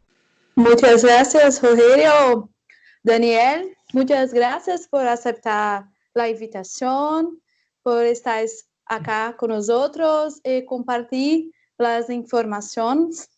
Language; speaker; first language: Spanish; non-native, fluent; Portuguese